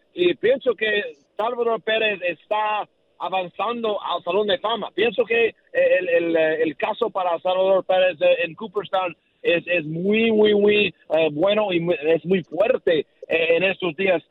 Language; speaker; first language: Spanish; non-native, learner; English